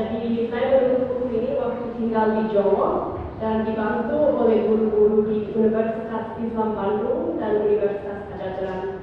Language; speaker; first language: Indonesian; non-native, fluent; English